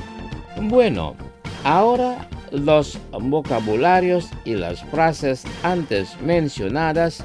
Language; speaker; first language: Spanish; non-native, learner; Indonesian